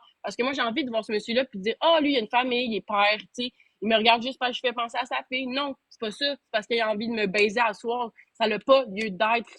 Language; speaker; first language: French; native; French